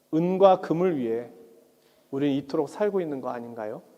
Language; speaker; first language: Korean; native; Korean